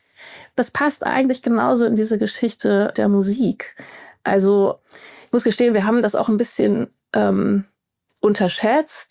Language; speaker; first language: German; native; German